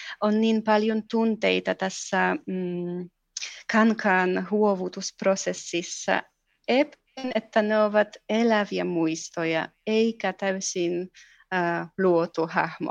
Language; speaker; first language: Finnish; non-native, fluent; Polish